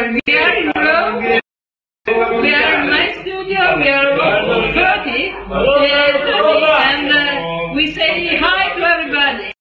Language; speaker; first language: English; non-native, learner; Italian